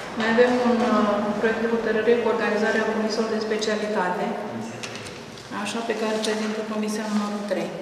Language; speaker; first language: Romanian; native; Romanian